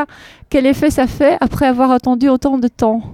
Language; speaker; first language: French; native; French